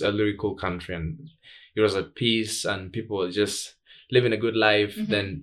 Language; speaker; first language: English; non-native, local second language; Swahili